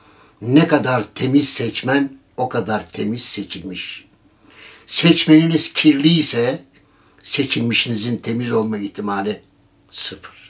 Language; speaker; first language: Turkish; native; Turkish